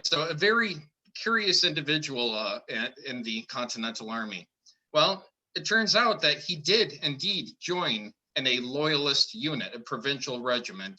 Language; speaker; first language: English; native; English